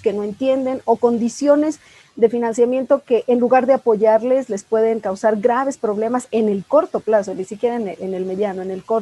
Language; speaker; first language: Spanish; native; Spanish